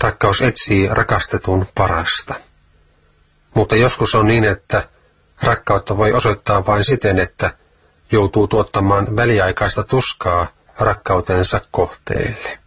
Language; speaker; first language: Finnish; native; Finnish